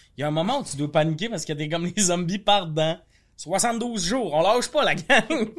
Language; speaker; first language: French; native; French